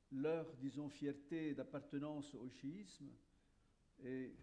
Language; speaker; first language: French; non-native, local second language; Arabic